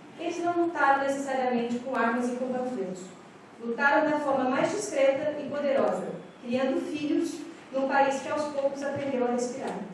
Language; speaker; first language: Portuguese; native; Portuguese